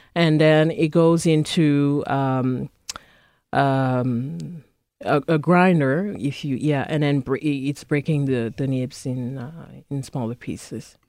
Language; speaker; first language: English; non-native, local second language; French